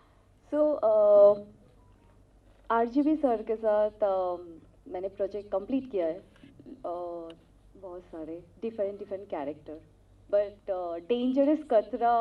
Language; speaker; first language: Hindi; non-native, local second language; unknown